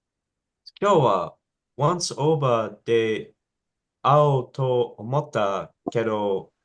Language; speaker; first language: Japanese; non-native, learner; English